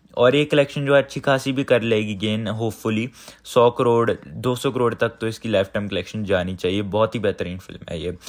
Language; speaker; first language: Hindi; non-native, local second language; Punjabi